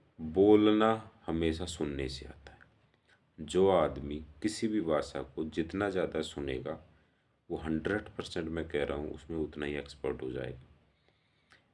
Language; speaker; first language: Hindi; native; Hindi